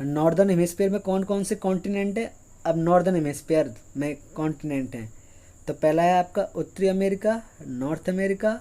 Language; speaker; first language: Hindi; native; Hindi